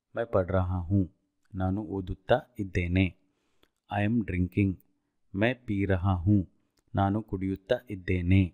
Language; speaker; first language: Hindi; non-native, local second language; Kannada